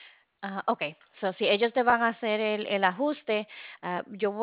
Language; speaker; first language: Spanish; non-native, fluent; English